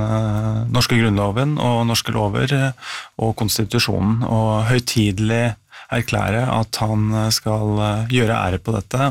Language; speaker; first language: Norwegian; native; Norwegian